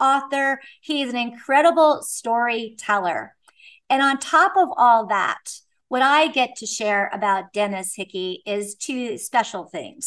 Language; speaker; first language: English; native; English